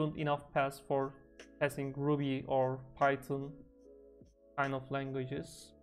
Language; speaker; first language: English; non-native, fluent; Turkish